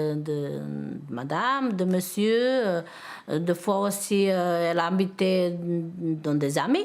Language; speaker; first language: French; non-native, learner; Portuguese